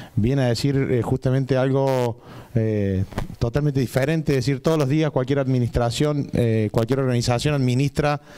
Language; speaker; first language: Spanish; native; Spanish